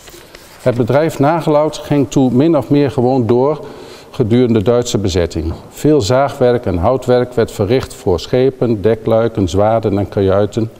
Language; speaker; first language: Dutch; native; Dutch